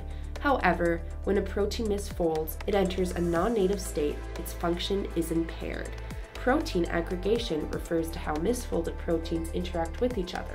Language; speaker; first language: English; native; English